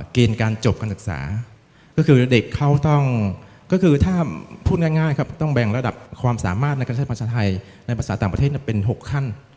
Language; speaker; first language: Thai; non-native, fluent; Vietnamese